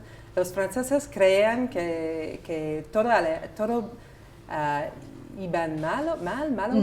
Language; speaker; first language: Spanish; non-native, learner; English